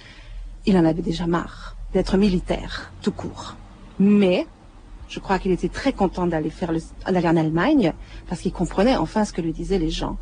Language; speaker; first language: French; native; French